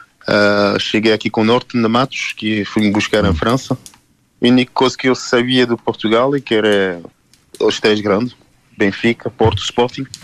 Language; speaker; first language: Portuguese; non-native, learner; French